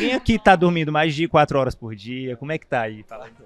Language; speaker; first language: Portuguese; native; Portuguese